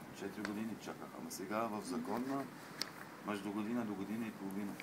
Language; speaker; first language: Bulgarian; non-native, learner; Arabic